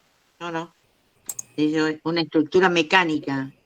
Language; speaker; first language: Spanish; native; Spanish